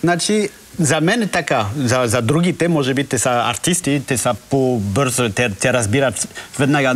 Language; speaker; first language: Bulgarian; non-native, learner; French